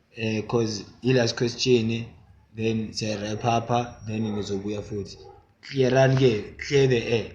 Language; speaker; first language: Zulu; native; Zulu